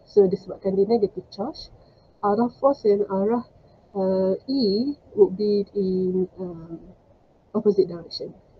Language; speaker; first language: English; non-native, local second language; Malay